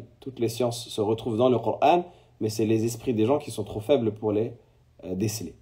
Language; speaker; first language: French; native; French